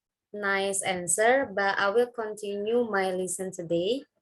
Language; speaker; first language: English; non-native, learner; Indonesian